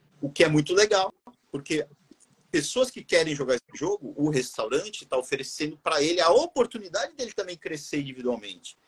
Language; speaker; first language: Portuguese; native; Portuguese